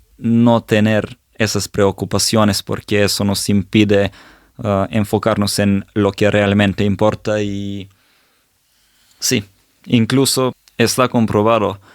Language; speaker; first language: Spanish; non-native, fluent; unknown